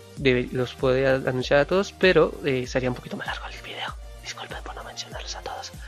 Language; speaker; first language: Spanish; native; Spanish